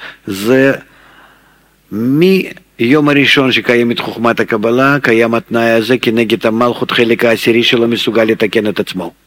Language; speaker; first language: Hebrew; non-native, fluent; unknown